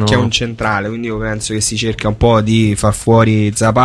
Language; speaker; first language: Italian; native; Italian